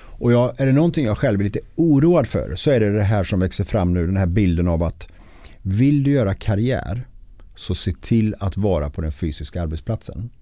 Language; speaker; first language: Swedish; native; Swedish